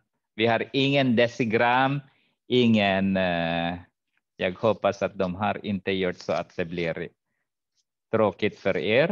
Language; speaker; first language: Swedish; non-native, fluent; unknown